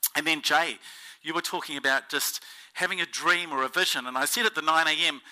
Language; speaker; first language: English; native; English